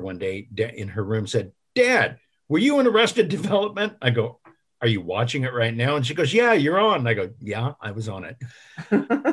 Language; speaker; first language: English; native; English